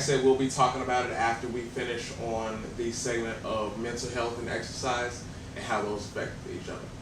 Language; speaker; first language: English; native; English